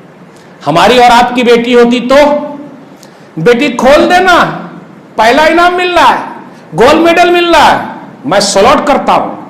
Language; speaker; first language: Hindi; native; Hindi